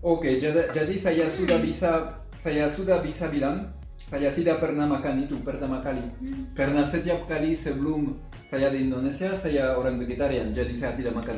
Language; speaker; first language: Indonesian; non-native, fluent; French